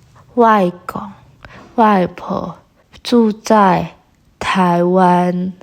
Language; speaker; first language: Chinese; non-native, fluent; Indonesian